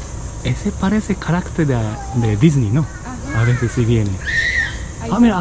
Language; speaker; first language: Spanish; non-native, learner; Japanese